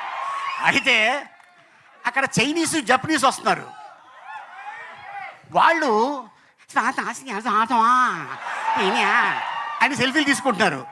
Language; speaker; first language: Telugu; native; Telugu